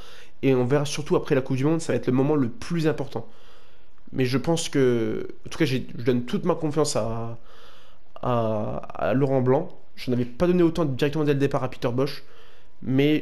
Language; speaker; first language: French; native; French